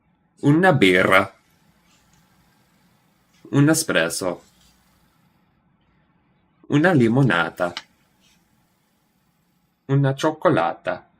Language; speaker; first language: Italian; non-native, learner; English